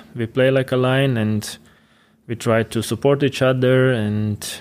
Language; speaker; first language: English; non-native, fluent; Latvian